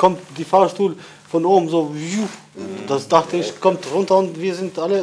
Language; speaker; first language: German; non-native, learner; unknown